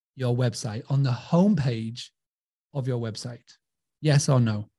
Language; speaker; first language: English; native; English